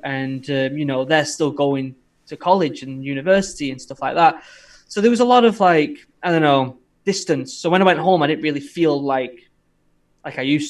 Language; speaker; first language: English; native; English